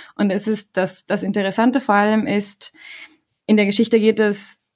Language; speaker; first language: German; non-native, fluent; Spanish